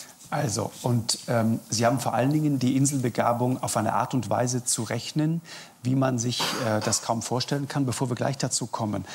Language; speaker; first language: German; native; German